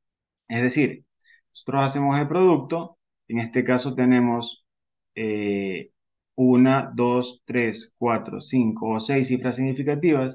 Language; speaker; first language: Spanish; native; Spanish